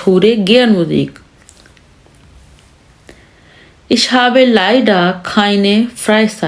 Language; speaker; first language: German; non-native, fluent; Urdu